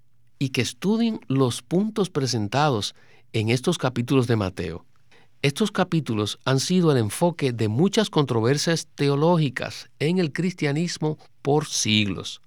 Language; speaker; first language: Spanish; native; Spanish